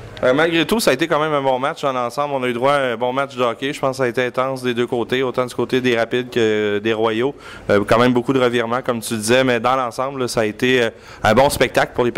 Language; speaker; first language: French; native; French